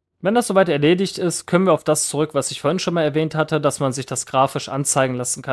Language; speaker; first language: German; native; German